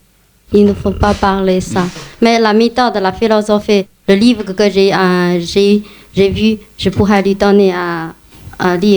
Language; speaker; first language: French; non-native, learner; Chinese